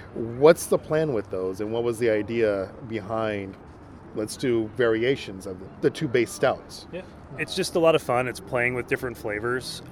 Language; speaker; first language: English; non-native, fluent; Spanish